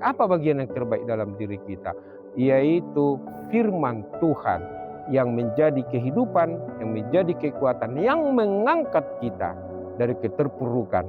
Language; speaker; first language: Indonesian; native; Indonesian